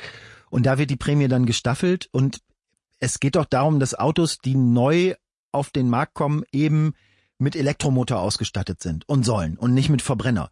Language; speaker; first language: German; native; German